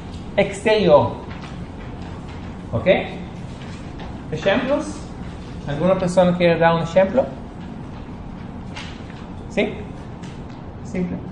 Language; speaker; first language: Portuguese; non-native, fluent; Spanish